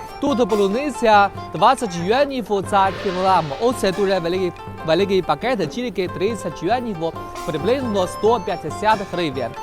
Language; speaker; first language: Ukrainian; non-native, learner; Chinese